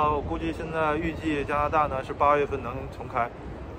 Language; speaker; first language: Chinese; native; Chinese